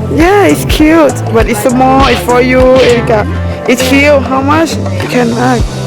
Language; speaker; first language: English; non-native, learner; Thai